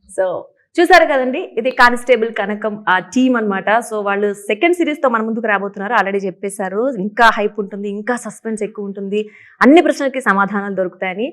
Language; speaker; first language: Telugu; native; Telugu